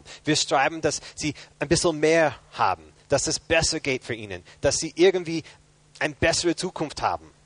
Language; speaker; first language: German; non-native, fluent; English